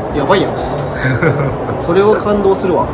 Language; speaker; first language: Japanese; native; Japanese